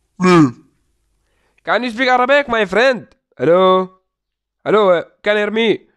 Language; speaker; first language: English; non-native, learner; Arabic